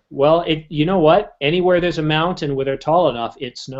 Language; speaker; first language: English; native; English